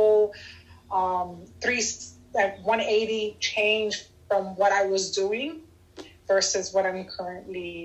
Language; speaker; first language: English; native; English